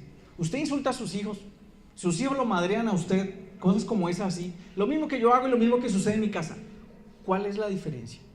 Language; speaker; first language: Spanish; native; Spanish